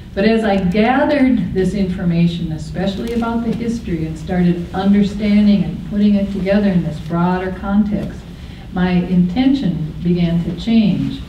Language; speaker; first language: English; native; English